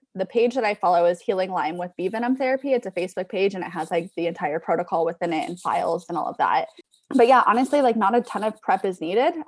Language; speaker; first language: English; native; English